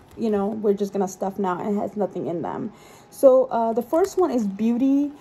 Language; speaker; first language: English; non-native, local second language; Urdu